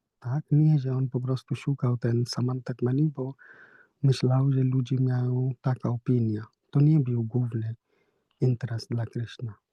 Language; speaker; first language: Polish; non-native, learner; Hindi